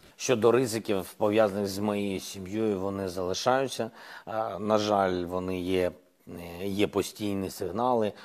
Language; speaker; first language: Ukrainian; non-native, local second language; Russian